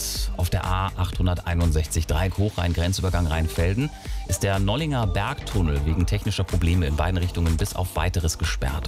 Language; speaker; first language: German; native; German